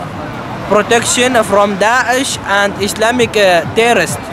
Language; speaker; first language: English; non-native, learner; Arabic